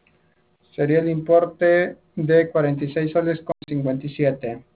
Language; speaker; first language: Spanish; native; Spanish